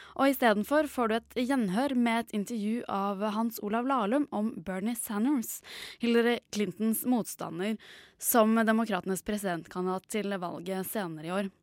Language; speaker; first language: Norwegian; native; Norwegian